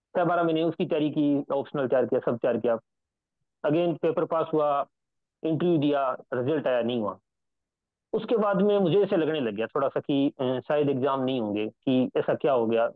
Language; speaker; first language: Hindi; native; Hindi